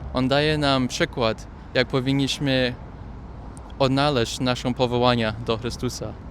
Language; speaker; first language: Polish; early bilingual, heritage; Polish